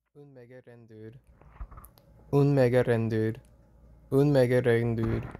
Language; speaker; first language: Hungarian; non-native, learner; English